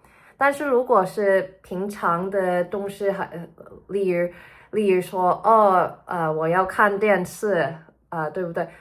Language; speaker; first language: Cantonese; early bilingual, heritage; Cantonese